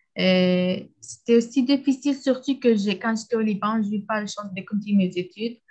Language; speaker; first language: French; non-native, learner; Arabic